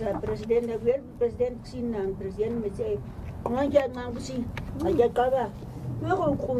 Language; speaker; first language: Dutch; non-native, local second language; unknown